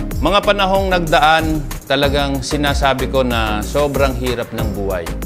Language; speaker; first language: Filipino; native; Filipino